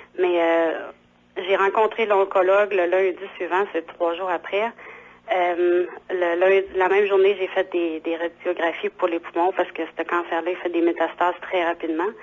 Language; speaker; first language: French; native; French